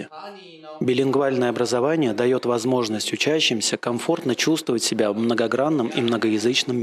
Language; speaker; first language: Russian; native; Russian